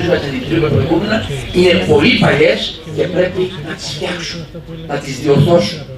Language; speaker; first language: Greek; native; Greek